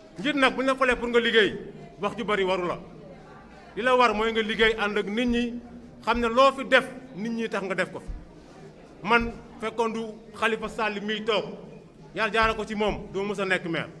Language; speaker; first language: Wolof; native; Wolof